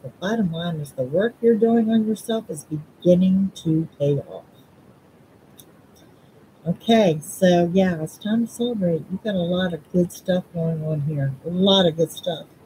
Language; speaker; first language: English; native; English